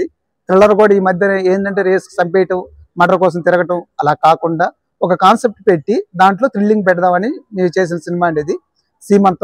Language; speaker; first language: Telugu; native; Telugu